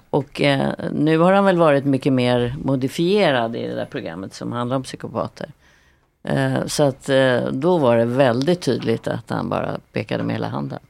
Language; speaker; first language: Swedish; native; Swedish